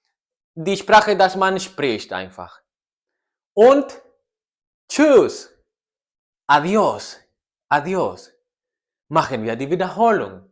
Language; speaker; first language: German; non-native, learner; Spanish